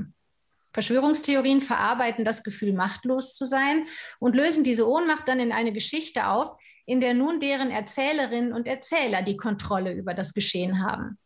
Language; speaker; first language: German; native; German